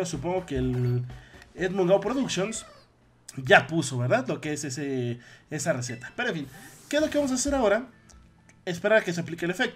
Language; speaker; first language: Spanish; native; Spanish